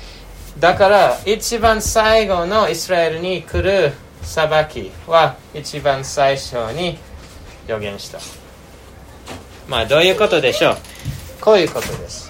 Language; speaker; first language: Japanese; non-native, fluent; English